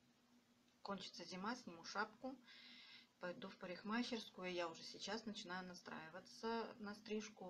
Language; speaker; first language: Russian; native; Russian